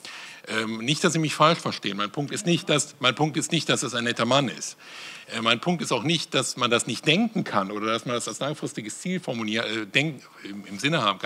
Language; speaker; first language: German; native; German